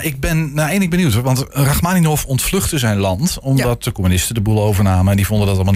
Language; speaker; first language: Dutch; native; Dutch